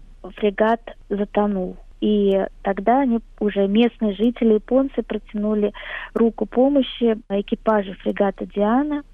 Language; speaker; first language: Russian; native; Russian